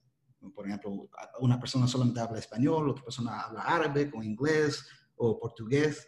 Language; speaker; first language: Spanish; early bilingual, heritage; Spanish